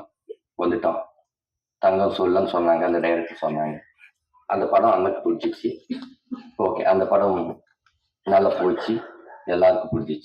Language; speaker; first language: Tamil; non-native, learner; Telugu